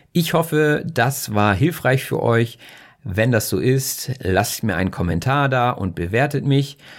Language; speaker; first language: German; native; German